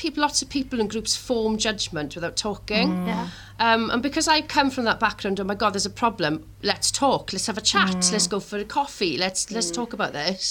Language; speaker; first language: English; native; English